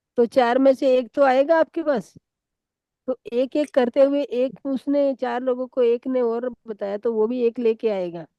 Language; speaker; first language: Hindi; native; Hindi